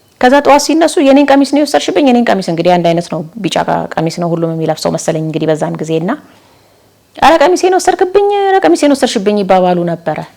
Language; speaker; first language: Amharic; native; Amharic